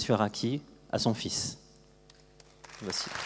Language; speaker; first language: French; native; French